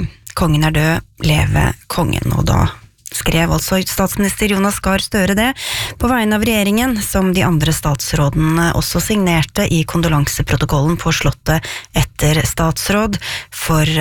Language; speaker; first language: Norwegian; native; Norwegian